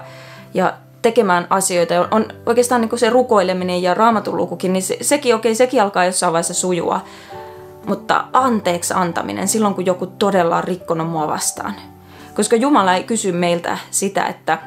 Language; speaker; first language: Finnish; native; Finnish